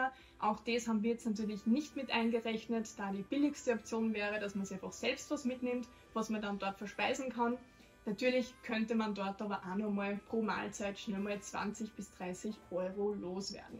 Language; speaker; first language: German; native; German